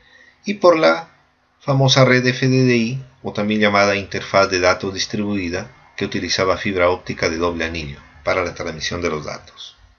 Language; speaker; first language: Spanish; native; Spanish